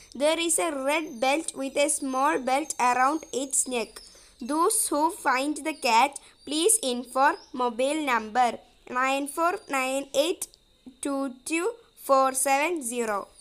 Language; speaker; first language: English; non-native, local second language; Malayalam